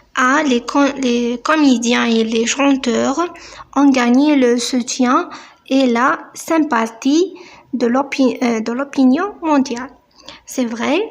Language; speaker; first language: French; non-native, local second language; Arabic